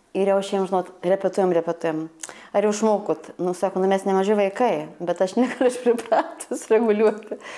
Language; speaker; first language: Lithuanian; native; Lithuanian